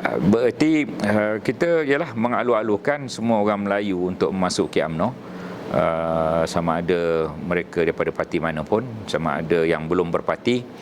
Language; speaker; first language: Malay; native; Malay